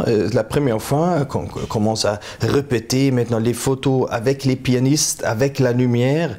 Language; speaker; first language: French; non-native, fluent; German